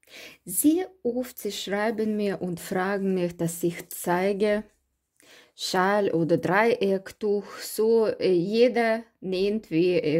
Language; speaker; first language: German; non-native, learner; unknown